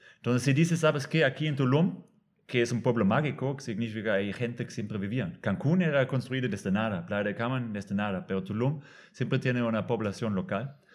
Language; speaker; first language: Spanish; non-native, fluent; German